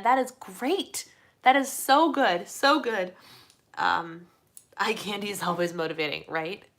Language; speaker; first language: English; native; English